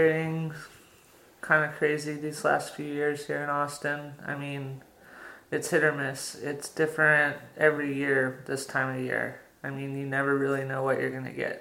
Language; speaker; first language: English; native; English